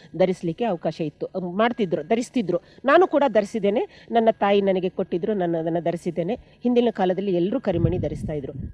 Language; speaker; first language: Kannada; non-native, local second language; Kodava